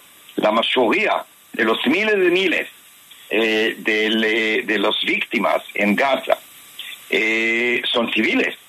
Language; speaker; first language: Spanish; non-native, fluent; Hebrew